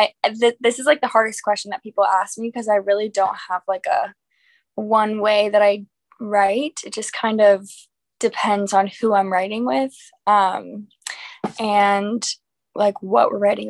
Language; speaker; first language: English; native; English